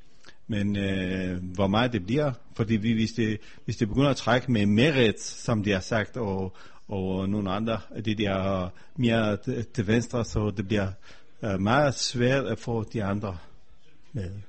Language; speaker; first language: Danish; non-native, fluent; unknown